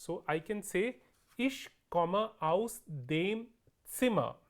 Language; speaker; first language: German; non-native, fluent; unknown